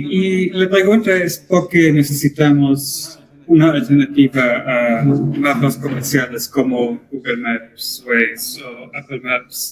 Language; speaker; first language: Spanish; non-native, learner; German